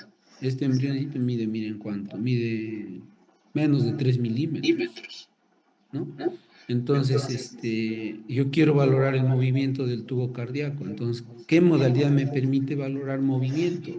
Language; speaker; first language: Spanish; native; Spanish